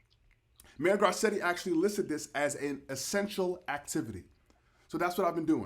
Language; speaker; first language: English; native; English